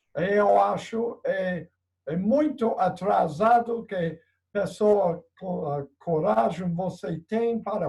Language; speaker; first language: Portuguese; non-native, learner; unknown